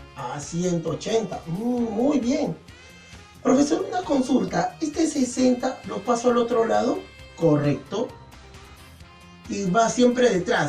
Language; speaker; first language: Spanish; native; Spanish